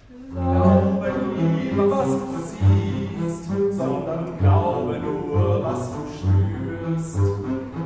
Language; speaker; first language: German; native; German